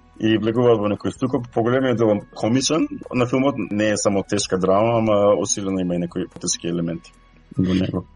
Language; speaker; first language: Macedonian; native; Macedonian